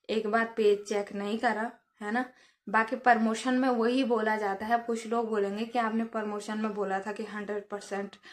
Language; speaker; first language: Hindi; native; Hindi